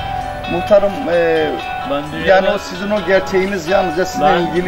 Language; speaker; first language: Turkish; native; Turkish